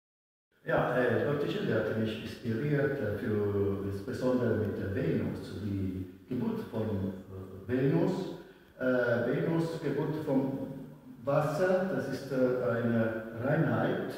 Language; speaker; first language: German; non-native, fluent; Italian